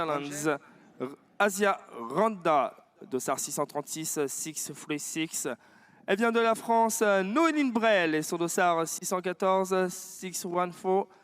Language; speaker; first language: French; native; French